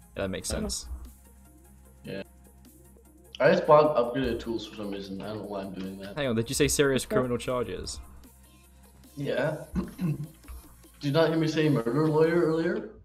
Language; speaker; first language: English; native; English